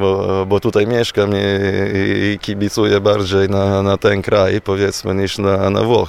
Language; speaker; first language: Polish; non-native, fluent; Italian